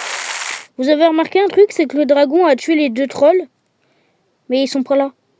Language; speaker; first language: French; native; French